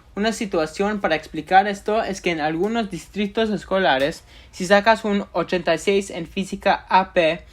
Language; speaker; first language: Spanish; early bilingual, other home language; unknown